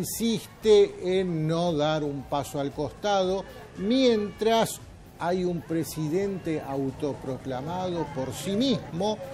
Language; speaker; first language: Spanish; native; Spanish